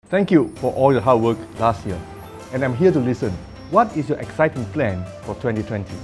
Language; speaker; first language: English; non-native, local second language; Chinese